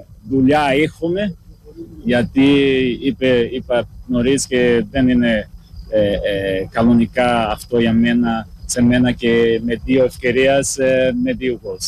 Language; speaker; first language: Greek; non-native, learner; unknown